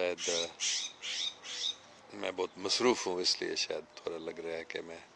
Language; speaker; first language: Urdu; non-native, fluent; English